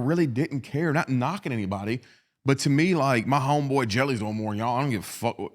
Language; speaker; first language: English; native; English